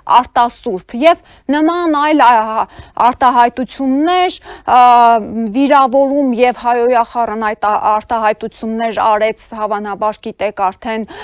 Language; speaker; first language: Armenian; native; Armenian